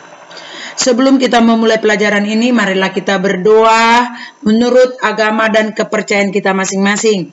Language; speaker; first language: Indonesian; native; Indonesian